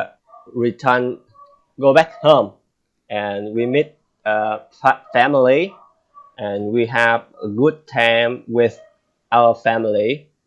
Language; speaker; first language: English; non-native, learner; Vietnamese